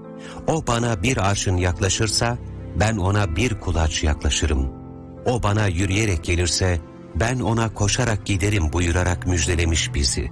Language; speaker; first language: Turkish; native; Turkish